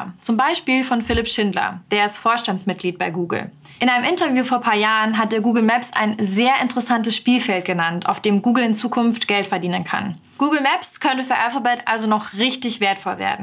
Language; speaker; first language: German; native; German